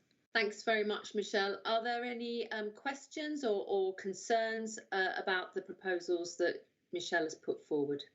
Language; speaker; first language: English; native; English